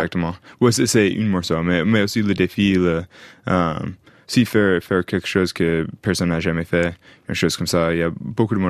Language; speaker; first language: French; non-native, fluent; English